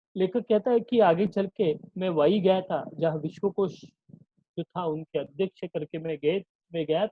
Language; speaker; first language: Hindi; non-native, local second language; Marathi